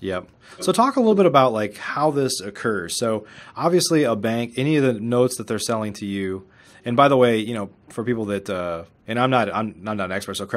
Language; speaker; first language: English; native; English